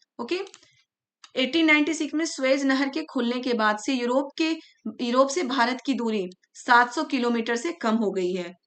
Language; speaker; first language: Hindi; native; Hindi